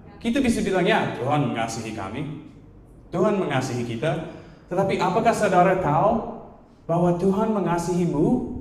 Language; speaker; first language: Indonesian; non-native, fluent; English